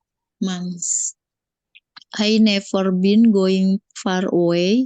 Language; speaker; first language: English; non-native, learner; Indonesian